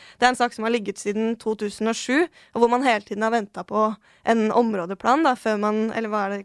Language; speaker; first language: Norwegian; native; Norwegian